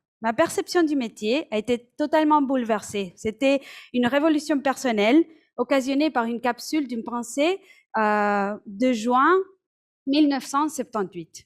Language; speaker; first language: French; non-native, fluent; Spanish